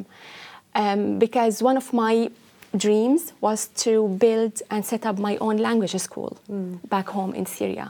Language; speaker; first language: English; non-native, fluent; Arabic